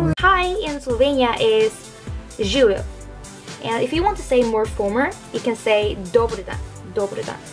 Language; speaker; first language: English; non-native, fluent; Korean